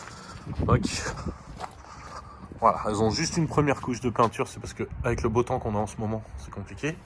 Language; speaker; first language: French; native; French